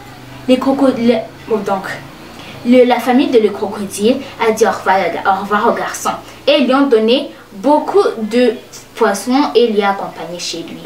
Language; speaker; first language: French; non-native, local second language; Kinyarwanda